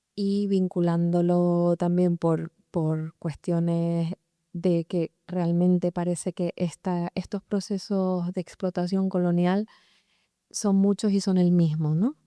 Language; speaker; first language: Spanish; native; Spanish